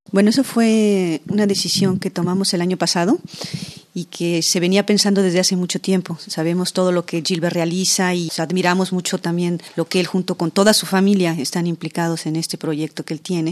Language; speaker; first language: Spanish; native; Spanish